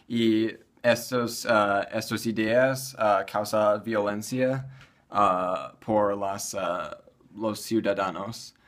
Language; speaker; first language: Spanish; non-native, learner; English